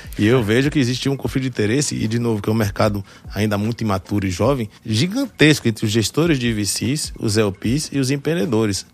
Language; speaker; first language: Portuguese; early bilingual, other home language; French